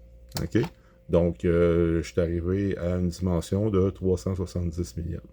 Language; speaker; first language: French; native; French